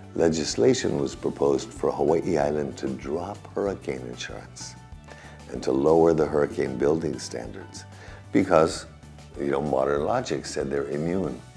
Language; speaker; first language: English; native; English